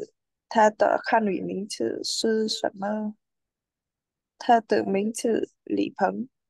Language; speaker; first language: Chinese; non-native, learner; Vietnamese